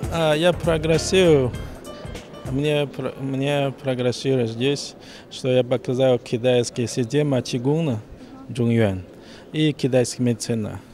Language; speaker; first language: Russian; non-native, learner; Chinese